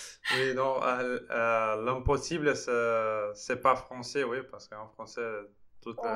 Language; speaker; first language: French; non-native, fluent; Portuguese